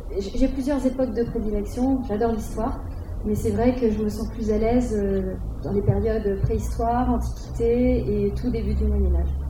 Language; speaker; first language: French; non-native, fluent; Spanish